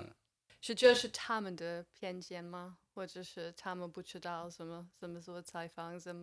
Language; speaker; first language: Chinese; non-native, fluent; English